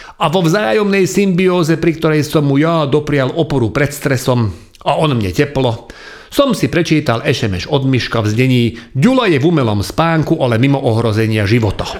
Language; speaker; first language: Slovak; non-native, local second language; Hungarian